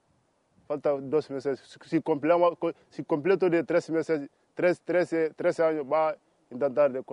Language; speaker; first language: Spanish; non-native, learner; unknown